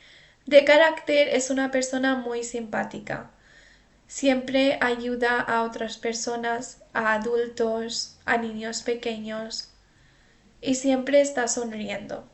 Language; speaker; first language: Spanish; non-native, fluent; Urdu